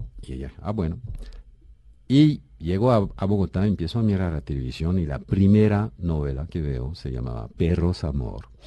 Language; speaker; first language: Spanish; non-native, fluent; French